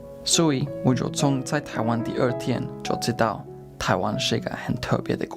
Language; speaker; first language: Chinese; non-native, fluent; Swedish